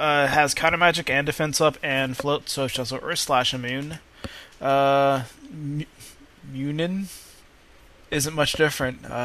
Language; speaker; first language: English; native; English